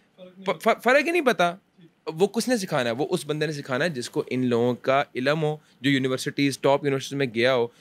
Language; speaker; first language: Urdu; early bilingual, heritage; Urdu